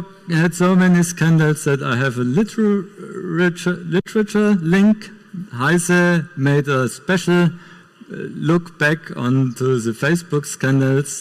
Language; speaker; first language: English; non-native, fluent; German